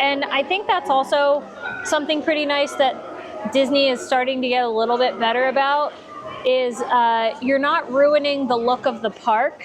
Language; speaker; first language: English; native; English